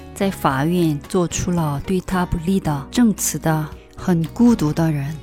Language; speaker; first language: Chinese; non-native, fluent; Korean